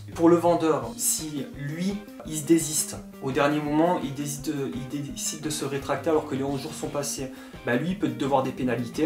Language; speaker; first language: French; native; French